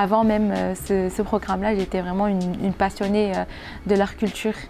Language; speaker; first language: French; non-native, local second language; Arabic